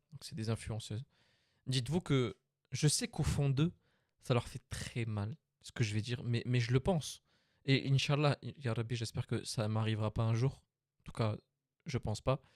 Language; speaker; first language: French; native; French